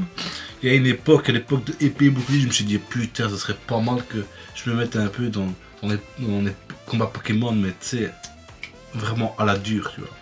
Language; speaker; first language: French; native; French